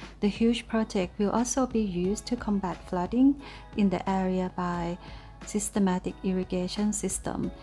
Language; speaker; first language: English; non-native, fluent; Thai